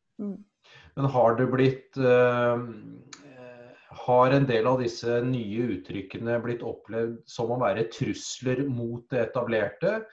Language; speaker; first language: Norwegian; native; Norwegian